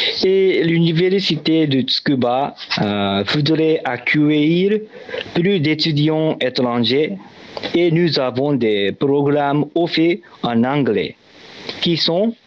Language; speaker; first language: French; non-native, learner; Japanese